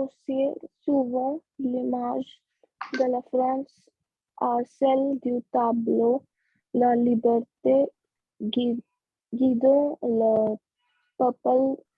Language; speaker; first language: French; non-native, learner; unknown